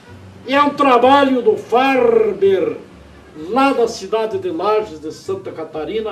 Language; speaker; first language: Portuguese; native; Portuguese